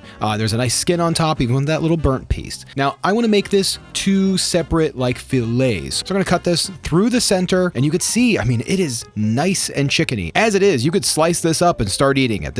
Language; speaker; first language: English; native; English